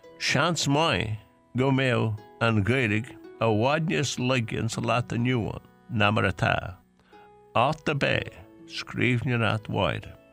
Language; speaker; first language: Irish; native; Irish